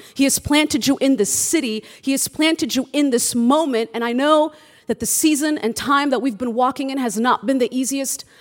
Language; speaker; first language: English; early bilingual, other home language; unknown